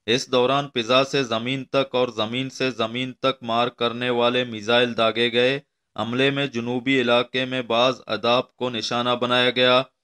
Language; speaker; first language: Urdu; non-native, local second language; Baluchi